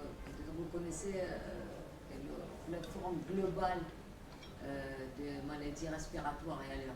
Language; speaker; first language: French; non-native, fluent; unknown